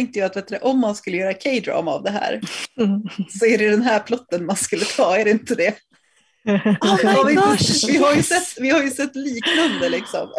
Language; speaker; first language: Swedish; native; Swedish